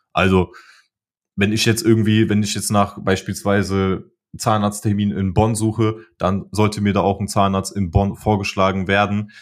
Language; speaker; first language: German; early bilingual, other home language; Polish